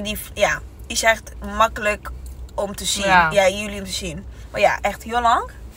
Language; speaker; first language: Dutch; non-native, learner; Italian